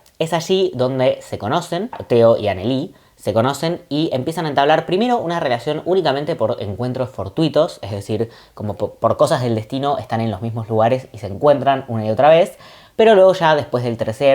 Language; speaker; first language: Spanish; native; Spanish